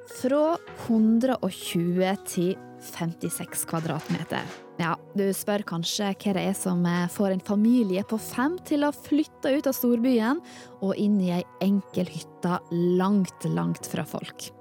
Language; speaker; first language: Norwegian; native; Norwegian